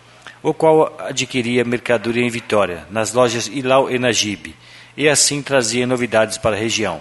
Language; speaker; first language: Portuguese; native; Portuguese